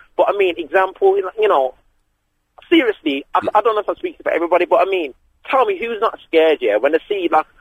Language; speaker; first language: English; native; English